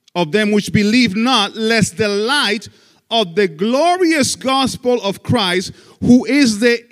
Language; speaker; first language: English; non-native, fluent; Spanish